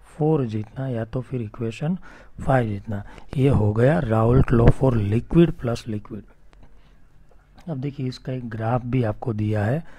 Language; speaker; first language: Hindi; non-native, local second language; Gujarati